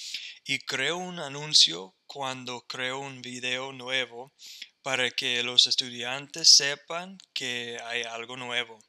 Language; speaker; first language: Spanish; non-native, fluent; English